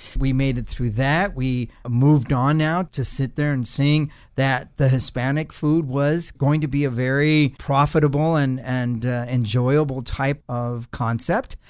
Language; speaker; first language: English; early bilingual, other home language; Spanish